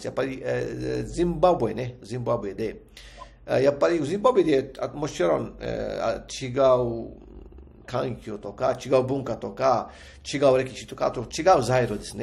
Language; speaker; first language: Japanese; non-native, fluent; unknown